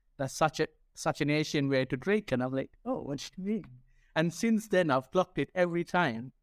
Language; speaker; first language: English; non-native, local second language; Sinhala